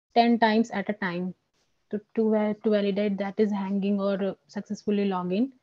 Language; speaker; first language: English; non-native, local second language; Hindi